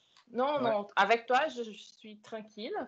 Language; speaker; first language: French; non-native, fluent; Portuguese